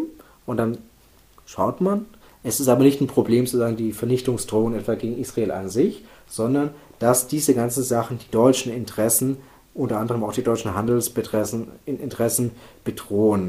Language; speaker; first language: German; native; German